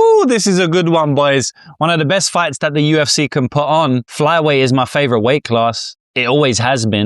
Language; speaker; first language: English; native; English